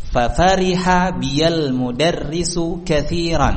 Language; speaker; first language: Arabic; non-native, fluent; Indonesian